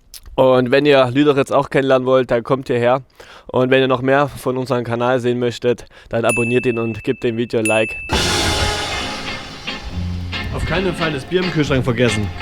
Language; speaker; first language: German; native; German